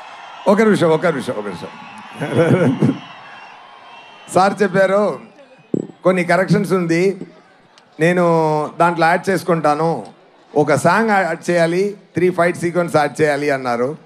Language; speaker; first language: Telugu; non-native, learner; Tamil